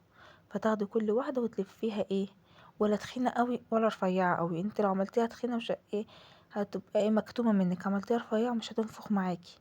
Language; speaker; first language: Arabic; native; Arabic